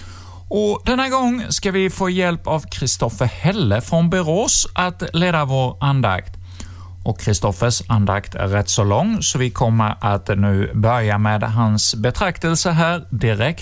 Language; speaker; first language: Swedish; native; Swedish